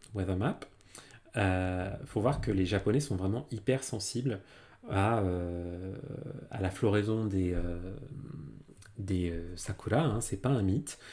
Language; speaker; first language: French; native; French